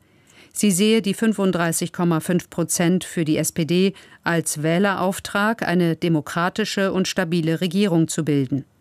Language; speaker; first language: German; native; German